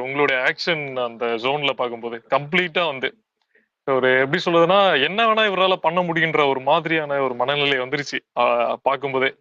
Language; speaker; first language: Tamil; native; Tamil